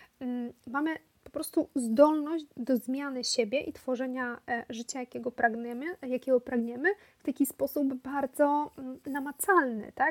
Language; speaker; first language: Polish; native; Polish